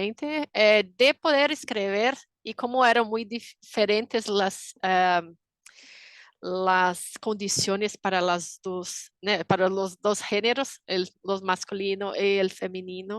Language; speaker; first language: Spanish; non-native, fluent; Portuguese